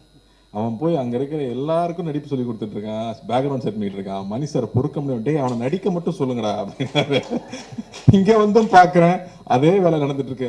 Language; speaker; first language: Tamil; native; Tamil